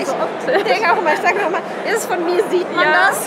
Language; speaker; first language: German; native; German